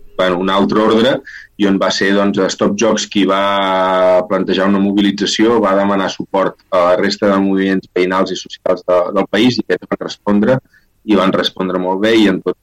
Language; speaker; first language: Catalan; native; Catalan